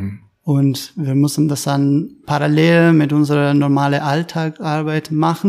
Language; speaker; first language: German; non-native, fluent; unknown